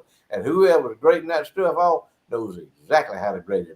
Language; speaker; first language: English; native; English